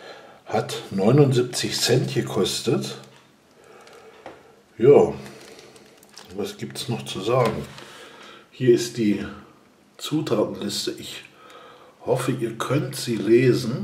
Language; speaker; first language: German; native; German